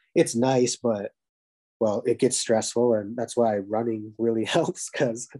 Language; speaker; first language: English; native; English